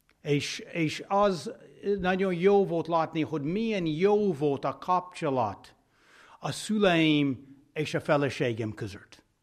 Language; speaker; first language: Hungarian; non-native, fluent; English